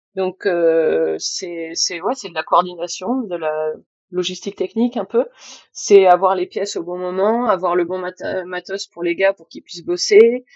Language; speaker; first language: French; native; French